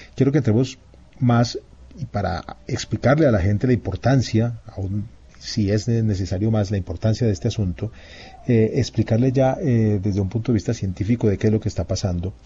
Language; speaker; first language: Spanish; native; Spanish